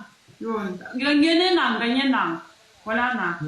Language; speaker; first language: Filipino; non-native, learner; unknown